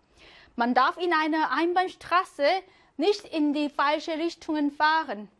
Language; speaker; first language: German; non-native, fluent; Korean